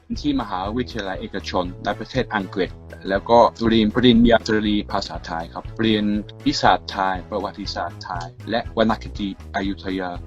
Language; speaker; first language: Thai; non-native, fluent; English